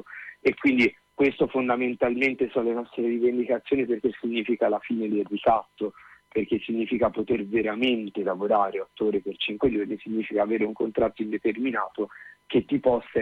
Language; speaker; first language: Italian; native; Italian